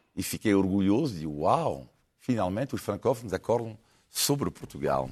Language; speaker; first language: Portuguese; non-native, fluent; French